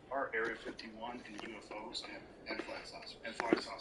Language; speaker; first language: English; native; English